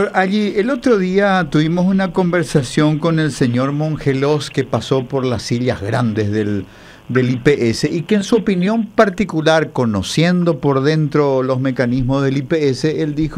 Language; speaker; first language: Spanish; native; Spanish